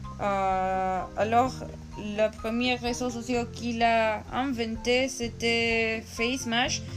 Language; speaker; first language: French; non-native, learner; Spanish